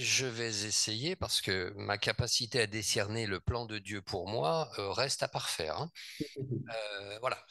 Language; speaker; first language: French; native; French